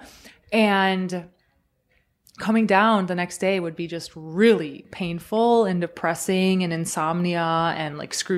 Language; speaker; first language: English; early bilingual, other home language; Croatian